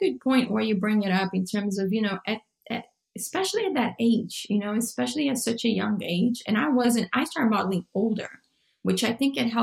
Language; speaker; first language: English; non-native, fluent; Portuguese